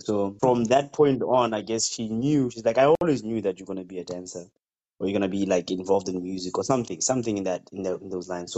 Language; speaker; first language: English; non-native, local second language; Tswana